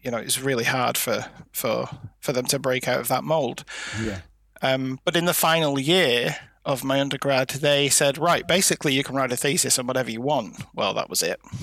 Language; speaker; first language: English; native; English